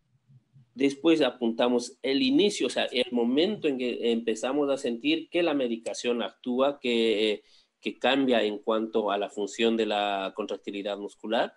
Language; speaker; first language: Spanish; native; Spanish